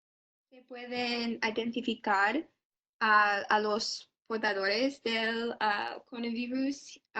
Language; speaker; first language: Spanish; non-native, learner; English